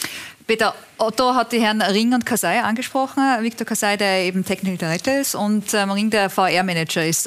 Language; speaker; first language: German; native; German